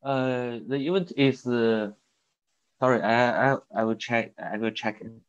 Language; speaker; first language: English; non-native, learner; Chinese